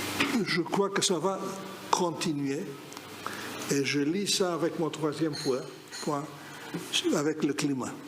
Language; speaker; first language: French; non-native, fluent; Greek